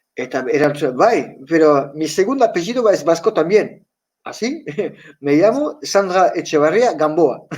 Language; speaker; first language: Spanish; non-native, fluent; Basque